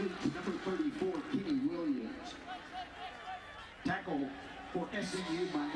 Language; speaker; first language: English; native; English